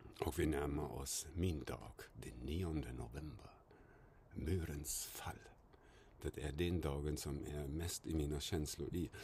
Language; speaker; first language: Swedish; non-native, fluent; German